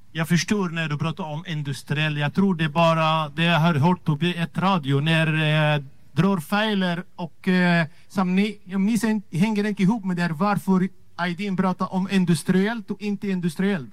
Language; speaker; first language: Swedish; non-native, learner; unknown